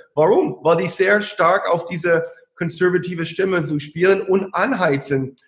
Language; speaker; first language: German; non-native, fluent; English